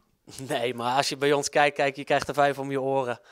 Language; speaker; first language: Dutch; native; Dutch